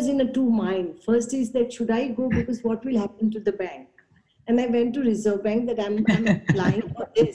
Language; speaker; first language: English; non-native, local second language; Gujarati